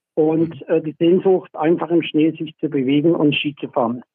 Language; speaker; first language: German; native; German